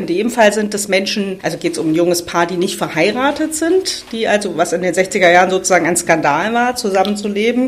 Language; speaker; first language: German; native; German